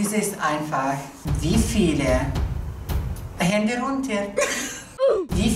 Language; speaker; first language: German; non-native, local second language; Italian